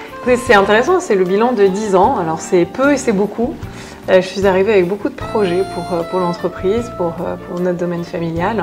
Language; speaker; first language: French; native; French